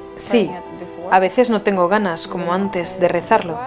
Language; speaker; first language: Spanish; non-native, fluent; German